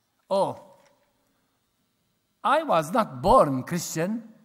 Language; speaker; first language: English; non-native, fluent; Arabic